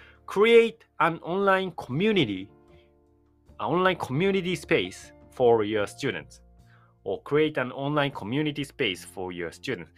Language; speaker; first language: English; non-native, fluent; Japanese